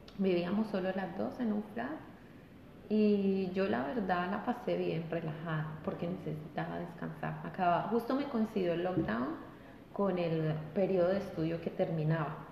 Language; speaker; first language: Spanish; native; Spanish